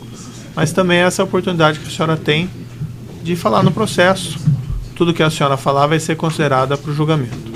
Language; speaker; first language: Portuguese; native; Portuguese